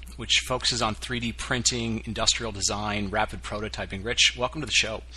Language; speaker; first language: English; native; English